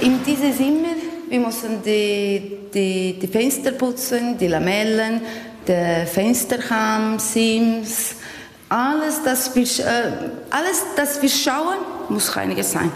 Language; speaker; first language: German; non-native, learner; Portuguese